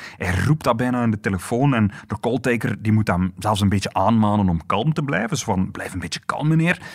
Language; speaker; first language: Dutch; native; Dutch